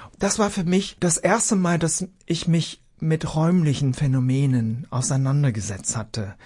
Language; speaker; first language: German; early bilingual, other home language; Vietnamese